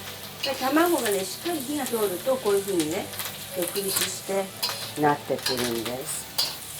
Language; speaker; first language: Japanese; early bilingual, other home language; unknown